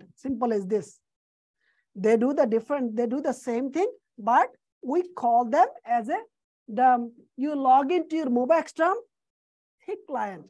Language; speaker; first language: English; non-native, fluent; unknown